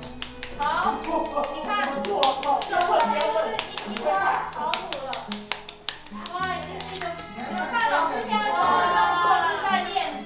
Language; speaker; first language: Chinese; native; Chinese